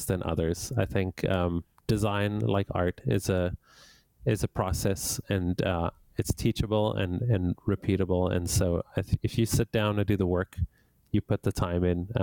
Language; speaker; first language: English; native; English